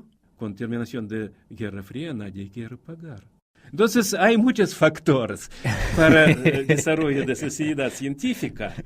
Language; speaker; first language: Spanish; non-native, fluent; Russian